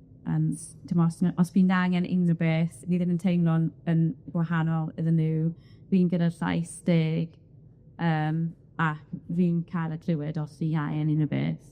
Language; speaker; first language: Welsh; non-native, learner; English